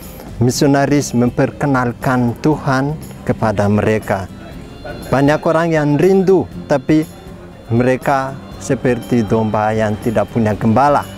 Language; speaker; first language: Indonesian; non-native, fluent; Malagasy